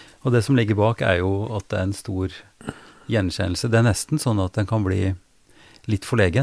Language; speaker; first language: Norwegian; native; Norwegian